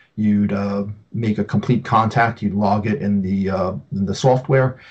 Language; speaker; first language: English; native; English